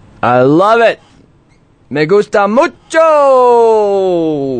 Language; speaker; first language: Spanish; non-native, learner; English